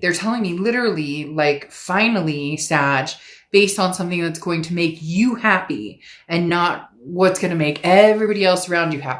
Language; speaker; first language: English; native; English